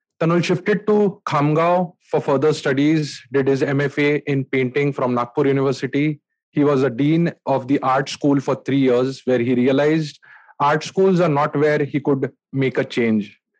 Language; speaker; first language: English; non-native, local second language; Marathi